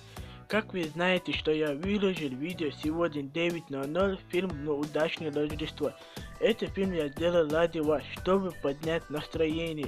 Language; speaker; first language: Russian; non-native, fluent; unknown